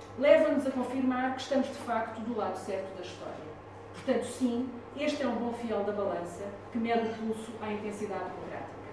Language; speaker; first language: Portuguese; non-native, fluent; Italian